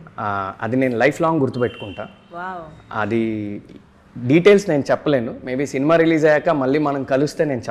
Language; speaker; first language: Telugu; native; Telugu